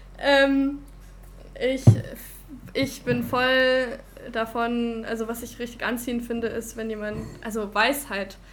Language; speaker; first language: German; native; German